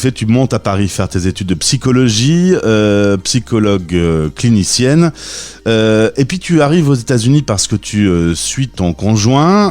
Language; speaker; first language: French; native; French